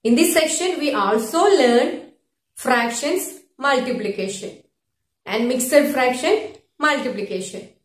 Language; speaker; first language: English; non-native, local second language; Malayalam